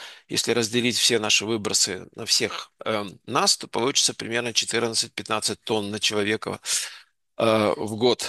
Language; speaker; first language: Russian; native; Russian